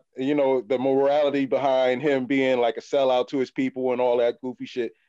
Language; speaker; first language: English; native; English